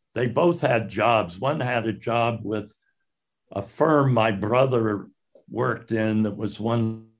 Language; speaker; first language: English; native; English